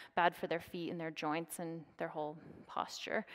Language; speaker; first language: English; native; English